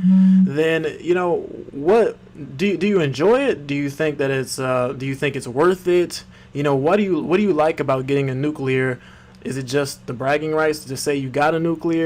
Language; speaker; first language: English; native; English